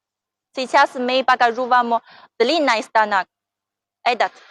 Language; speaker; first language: Russian; non-native, learner; Chinese